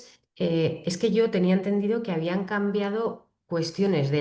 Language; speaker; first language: Spanish; native; Spanish